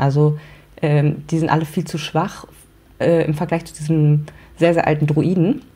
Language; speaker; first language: German; native; German